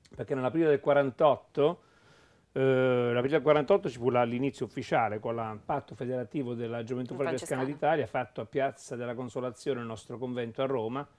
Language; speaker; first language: Italian; native; Italian